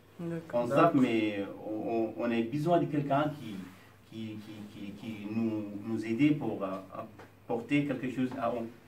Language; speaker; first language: French; non-native, learner; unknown